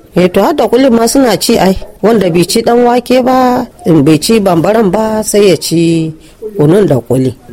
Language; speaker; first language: Hausa; non-native, local second language; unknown